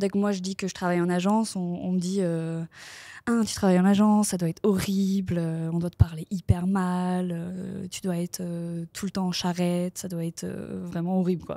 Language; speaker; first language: French; native; French